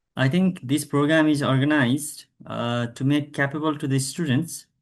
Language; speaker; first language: English; non-native, local second language; Nepali